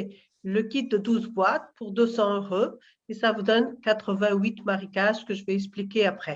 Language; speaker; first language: French; non-native, learner; Portuguese